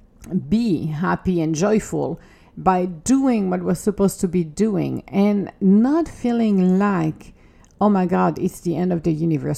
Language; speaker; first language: English; non-native, fluent; French